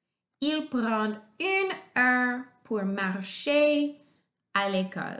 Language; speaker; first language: French; non-native, fluent; English